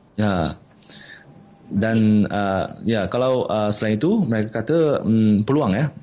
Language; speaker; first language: Malay; non-native, fluent; Chinese